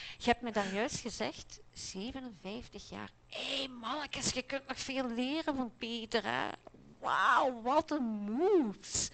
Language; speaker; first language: Dutch; native; Dutch